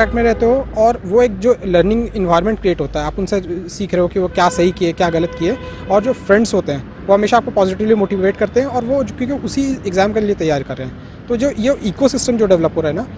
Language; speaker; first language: Hindi; native; Hindi